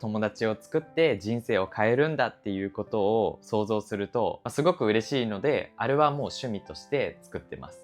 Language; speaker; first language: Japanese; native; Japanese